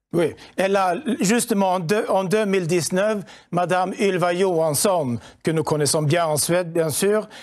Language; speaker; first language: French; non-native, fluent; Swedish